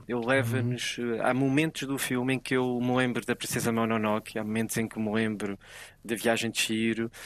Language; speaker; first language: Portuguese; native; Portuguese